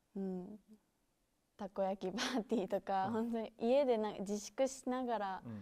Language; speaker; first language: Japanese; native; Japanese